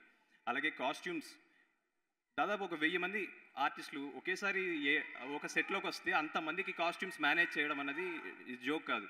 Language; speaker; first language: Telugu; native; Telugu